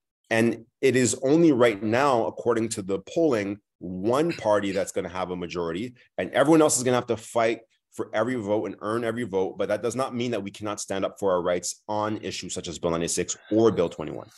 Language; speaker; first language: English; early bilingual, other home language; French